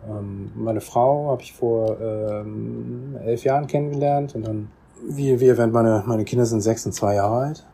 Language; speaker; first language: German; native; German